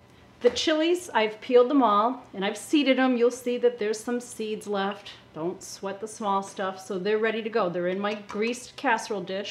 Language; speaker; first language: English; native; English